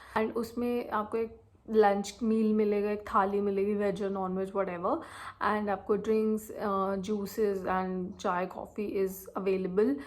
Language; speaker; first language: Hindi; native; Hindi